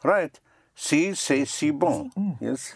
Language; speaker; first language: French; non-native, fluent; English